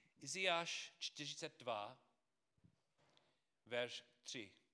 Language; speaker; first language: Czech; non-native, fluent; English